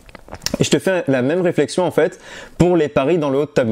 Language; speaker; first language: French; native; French